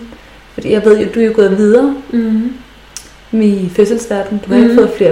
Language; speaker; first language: Danish; native; Danish